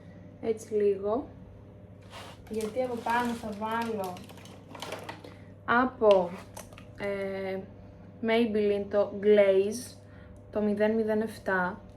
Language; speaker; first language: Greek; native; Greek